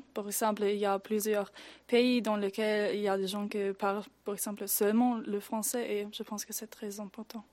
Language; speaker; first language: French; non-native, learner; German